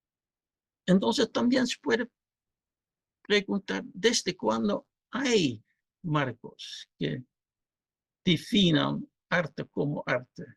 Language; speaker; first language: Spanish; non-native, fluent; Dutch